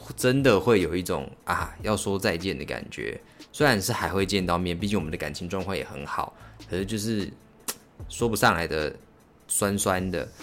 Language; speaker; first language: Chinese; native; Chinese